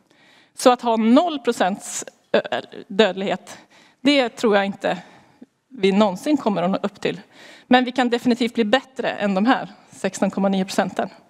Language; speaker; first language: Swedish; native; Swedish